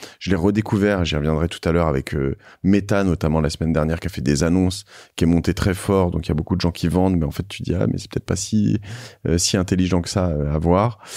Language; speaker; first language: French; native; French